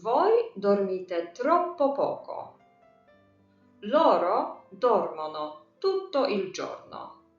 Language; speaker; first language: Italian; non-native, fluent; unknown